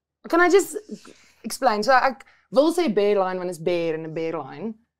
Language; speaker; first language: English; non-native, local second language; Afrikaans